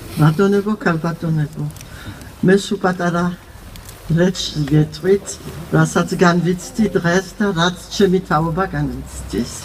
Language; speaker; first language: Georgian; early bilingual, heritage; Georgian